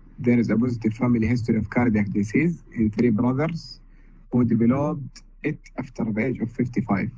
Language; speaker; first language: English; non-native, fluent; Arabic